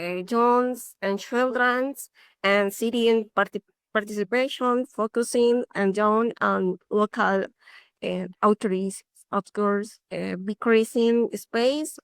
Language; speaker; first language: English; non-native, learner; Spanish